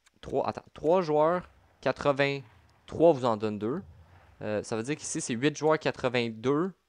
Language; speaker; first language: French; native; French